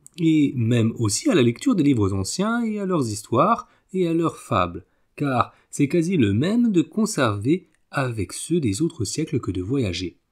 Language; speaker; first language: French; native; French